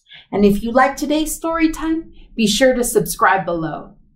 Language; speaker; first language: English; early bilingual, other home language; Spanish